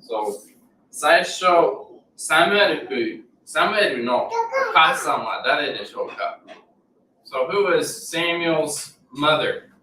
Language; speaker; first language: Japanese; non-native, learner; English